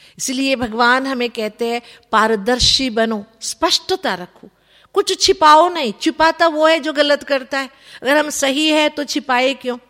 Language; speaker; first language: Hindi; non-native, local second language; Kannada